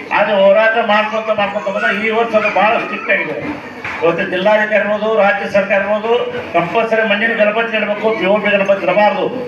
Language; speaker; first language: Kannada; native; Kannada